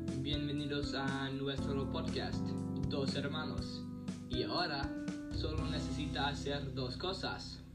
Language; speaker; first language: Spanish; non-native, learner; English